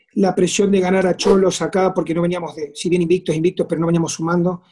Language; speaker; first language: Spanish; native; Spanish